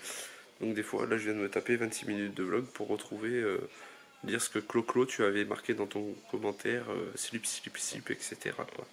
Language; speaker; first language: French; native; French